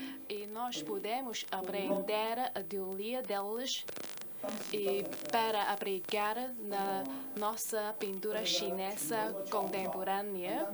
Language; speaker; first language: Portuguese; non-native, fluent; Chinese